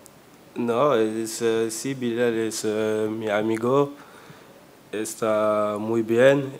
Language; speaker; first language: Spanish; non-native, learner; French